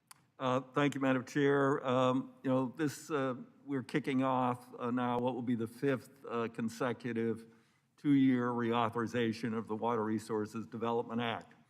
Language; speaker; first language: English; native; English